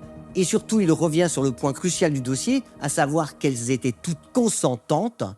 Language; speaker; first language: French; native; French